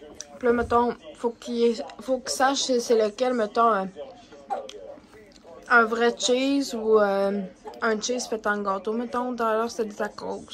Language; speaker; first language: French; native; French